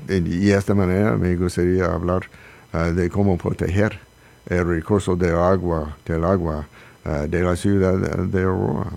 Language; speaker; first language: Spanish; non-native, learner; English